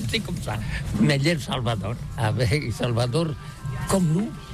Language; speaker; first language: French; non-native, learner; Catalan